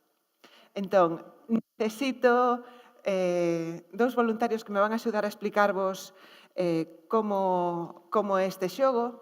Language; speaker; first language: Galician; native; Galician